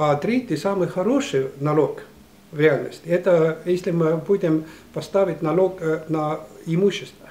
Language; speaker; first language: Russian; non-native, fluent; Estonian